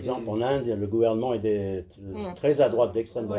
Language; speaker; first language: French; native; French